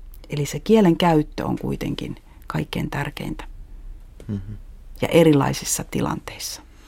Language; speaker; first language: Finnish; native; Finnish